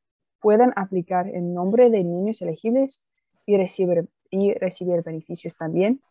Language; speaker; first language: Spanish; non-native, fluent; English